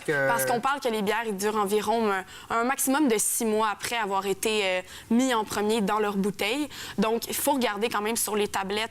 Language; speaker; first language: French; native; French